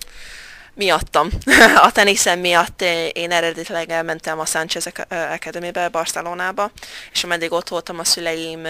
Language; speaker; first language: Hungarian; early bilingual, heritage; Hungarian